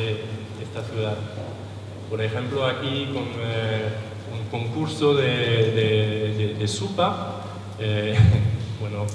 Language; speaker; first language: Spanish; non-native, learner; French